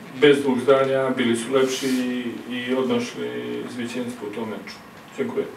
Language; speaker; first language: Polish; non-native, learner; Croatian